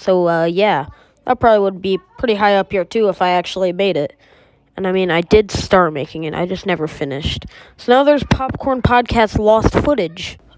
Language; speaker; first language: English; native; English